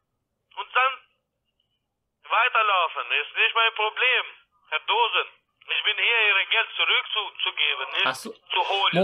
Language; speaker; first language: German; non-native, learner; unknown